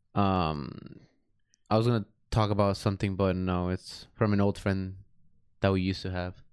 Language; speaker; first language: English; early bilingual, other home language; Spanish